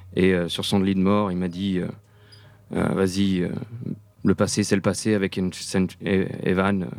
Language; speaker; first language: French; native; French